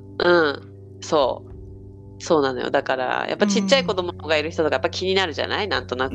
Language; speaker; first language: Japanese; native; Japanese